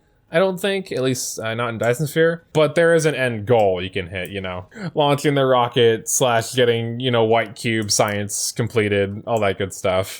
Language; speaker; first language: English; native; English